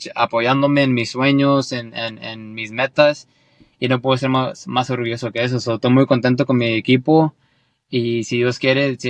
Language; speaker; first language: Spanish; early bilingual, heritage; Spanish